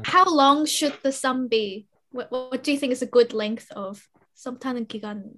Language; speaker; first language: English; early bilingual, other home language; Korean